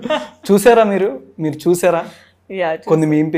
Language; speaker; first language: Telugu; native; Telugu